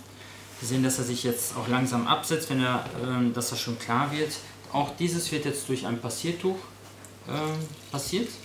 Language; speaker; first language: German; native; German